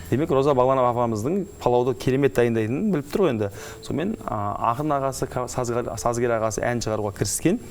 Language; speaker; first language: Kazakh; native; Kazakh